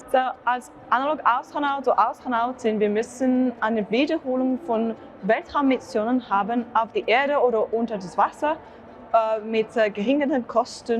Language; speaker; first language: German; non-native, learner; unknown